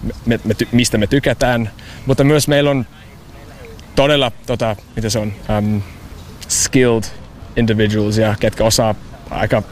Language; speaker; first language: Finnish; non-native, fluent; English